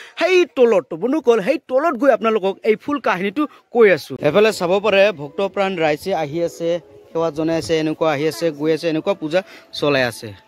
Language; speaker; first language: Assamese; non-native, local second language; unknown